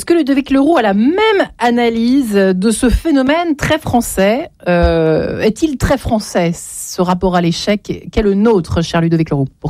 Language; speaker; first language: French; native; French